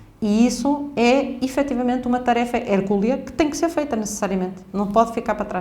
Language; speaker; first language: Portuguese; native; Portuguese